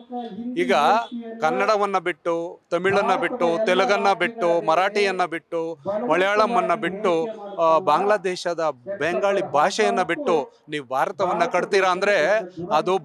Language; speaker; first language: Kannada; native; Kannada